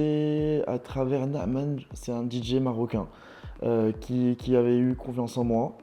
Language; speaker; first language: French; non-native, local second language; Arabic